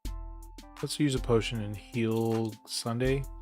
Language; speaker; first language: English; native; English